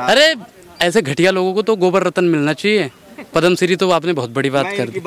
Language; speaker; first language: Hindi; native; Hindi